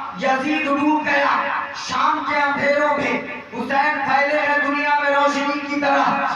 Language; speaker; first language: Urdu; native; Urdu